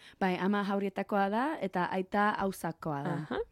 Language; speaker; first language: Basque; non-native, learner; English